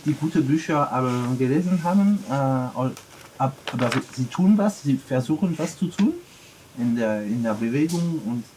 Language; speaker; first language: German; non-native, learner; French